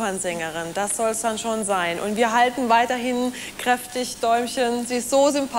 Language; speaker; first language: German; native; German